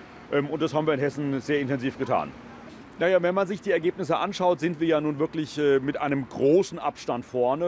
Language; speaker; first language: German; native; German